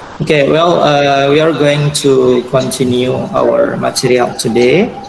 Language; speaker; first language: English; non-native, fluent; Indonesian